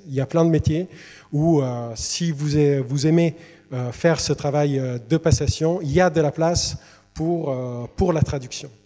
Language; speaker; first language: French; non-native, fluent; Italian